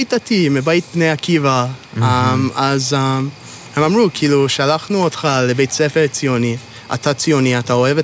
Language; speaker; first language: Hebrew; non-native, fluent; English